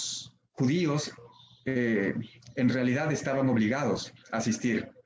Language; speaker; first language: Spanish; native; Spanish